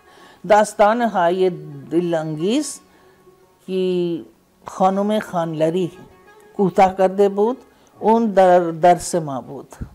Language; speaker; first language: Persian; non-native, fluent; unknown